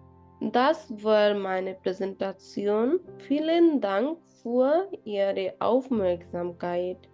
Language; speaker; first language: German; non-native, learner; Bangla